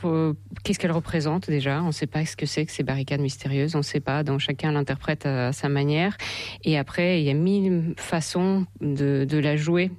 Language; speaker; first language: French; non-native, fluent; Russian